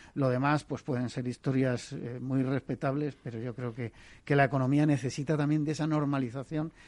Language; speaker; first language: Spanish; native; Spanish